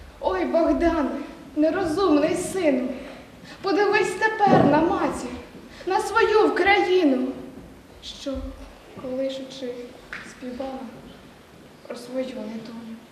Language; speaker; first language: Ukrainian; native; Ukrainian